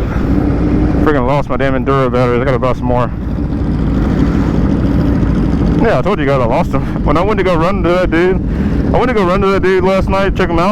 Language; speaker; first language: English; native; English